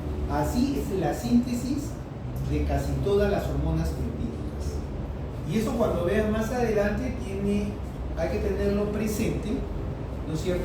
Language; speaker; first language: Spanish; native; Spanish